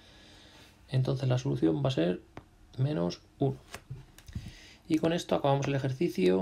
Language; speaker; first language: Spanish; native; Spanish